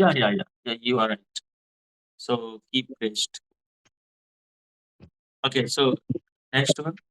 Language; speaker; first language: English; non-native, fluent; Hindi